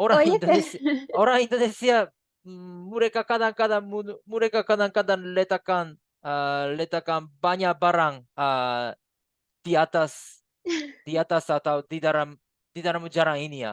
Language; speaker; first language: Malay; non-native, fluent; Japanese